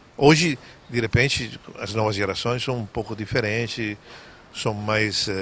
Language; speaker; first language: Portuguese; non-native, fluent; Italian